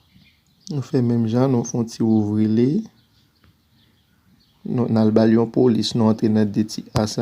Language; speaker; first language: French; non-native, learner; Haitian Creole